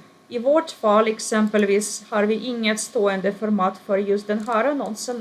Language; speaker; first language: Swedish; non-native, fluent; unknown